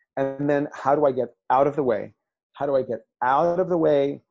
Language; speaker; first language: English; early bilingual, other home language; Spanish